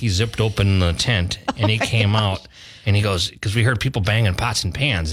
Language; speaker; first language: English; native; English